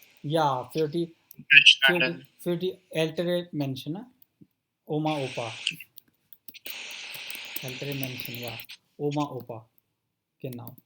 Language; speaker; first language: German; non-native, fluent; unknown